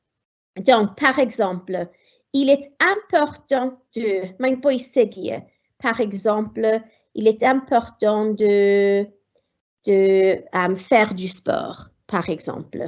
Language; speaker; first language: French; non-native, fluent; Welsh